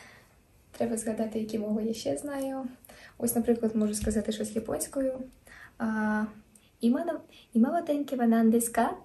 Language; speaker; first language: Ukrainian; non-native, local second language; Russian